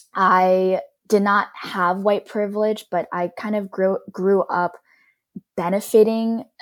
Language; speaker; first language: English; native; English